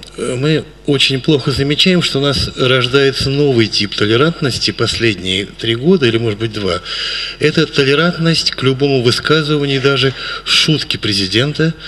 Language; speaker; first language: Russian; native; Russian